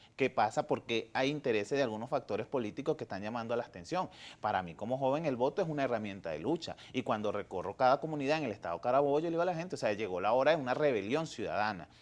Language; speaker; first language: Spanish; native; Spanish